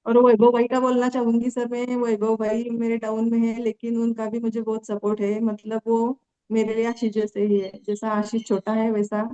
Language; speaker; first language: Hindi; non-native, local second language; Marathi